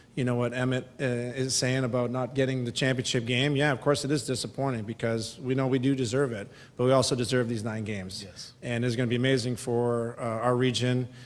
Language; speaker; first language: English; native; English